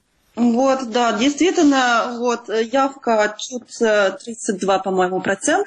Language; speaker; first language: Russian; non-native, fluent; Dutch